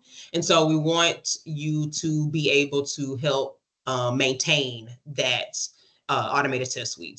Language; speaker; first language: English; native; English